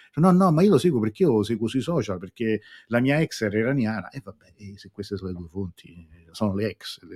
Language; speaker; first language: Italian; native; Italian